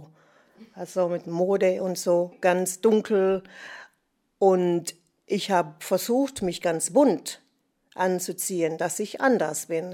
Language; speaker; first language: German; non-native, fluent; English